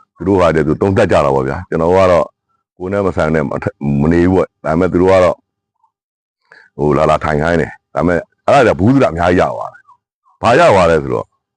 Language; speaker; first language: Burmese; native; Burmese